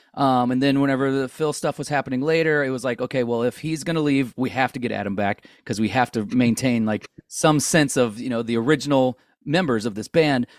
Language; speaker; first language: English; native; English